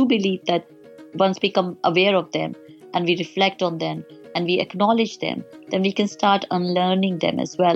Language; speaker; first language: English; non-native, local second language; Hindi